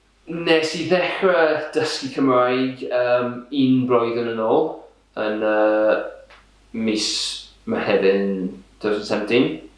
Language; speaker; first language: Welsh; non-native, local second language; English